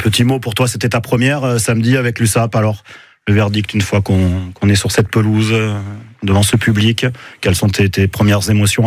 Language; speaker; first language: French; native; French